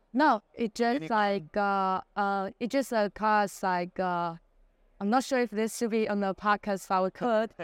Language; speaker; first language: English; non-native, fluent; Chinese